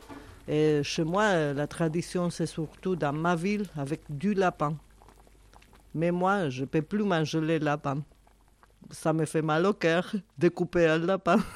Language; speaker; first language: French; non-native, fluent; Spanish